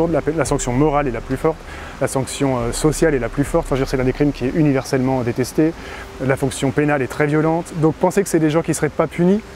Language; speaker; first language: French; native; French